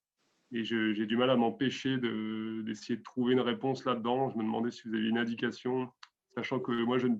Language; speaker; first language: French; native; French